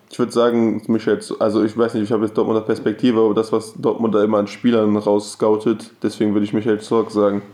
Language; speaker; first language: German; native; German